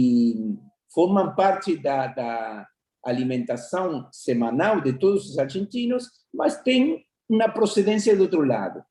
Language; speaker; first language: Portuguese; non-native, fluent; Spanish